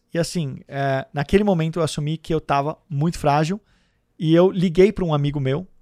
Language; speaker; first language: Portuguese; early bilingual, heritage; Danish